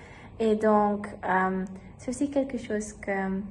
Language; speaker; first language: French; non-native, learner; German